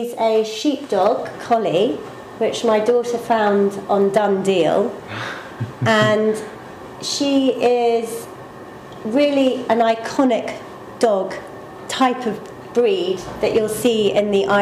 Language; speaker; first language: English; native; English